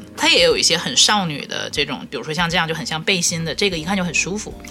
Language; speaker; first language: Chinese; native; Chinese